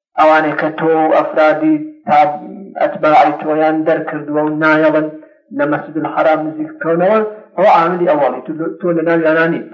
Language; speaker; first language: Central Kurdish; non-native, local second language; Gurani